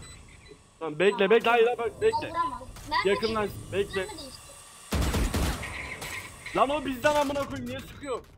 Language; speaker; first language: Turkish; native; Turkish